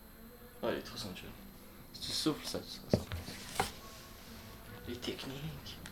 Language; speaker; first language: French; native; French